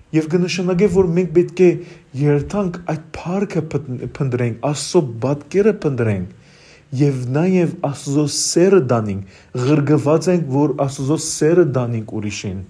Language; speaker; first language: Armenian; native; Armenian